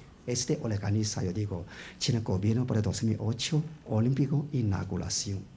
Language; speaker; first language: Spanish; non-native, learner; Chinese